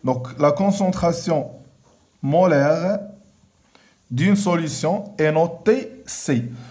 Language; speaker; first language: French; non-native, local second language; Arabic